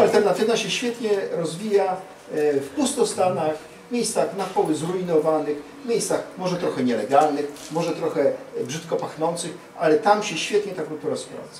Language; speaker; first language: Polish; native; Polish